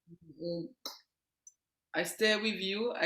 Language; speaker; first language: English; non-native, learner; French